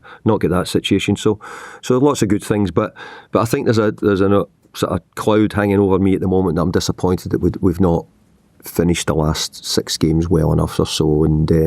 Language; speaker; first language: English; native; English